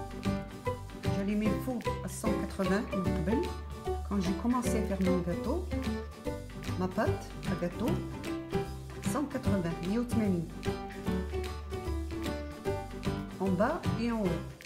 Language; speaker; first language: French; non-native, local second language; Arabic